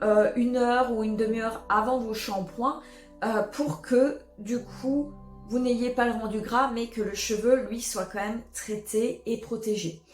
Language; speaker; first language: French; native; French